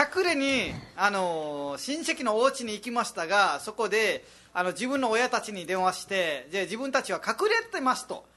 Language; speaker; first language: Japanese; non-native, fluent; Nepali